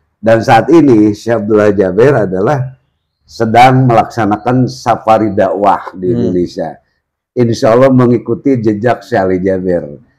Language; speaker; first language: Indonesian; native; Indonesian